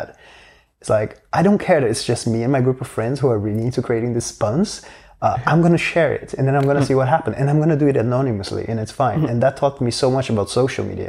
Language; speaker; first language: English; non-native, fluent; Portuguese